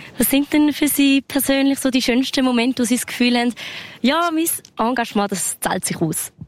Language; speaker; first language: German; native; German